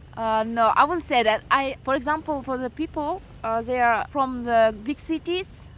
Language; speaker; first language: English; non-native, fluent; Russian